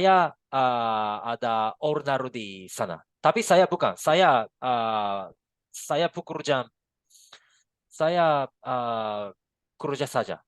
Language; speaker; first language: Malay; non-native, learner; Japanese